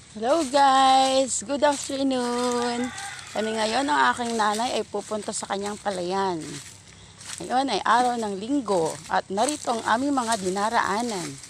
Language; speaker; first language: Filipino; non-native, local second language; Kinaray-a